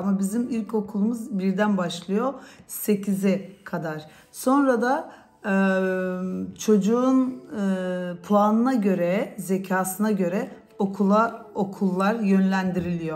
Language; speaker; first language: Turkish; early bilingual, heritage; Turkish